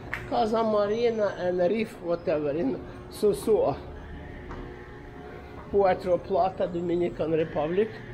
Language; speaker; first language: English; non-native, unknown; Ukrainian